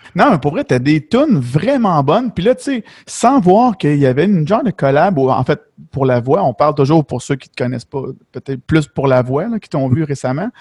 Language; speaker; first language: French; native; French